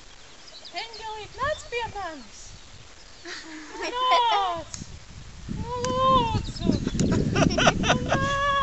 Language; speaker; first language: Latvian; native; Latvian